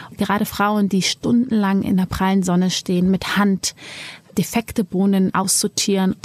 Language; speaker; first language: German; early bilingual, other home language; Amharic